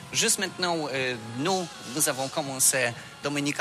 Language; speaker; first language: French; non-native, learner; Polish